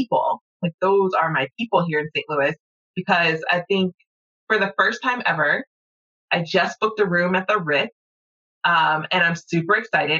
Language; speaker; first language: English; native; English